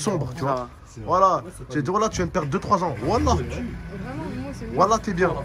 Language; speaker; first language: French; native; French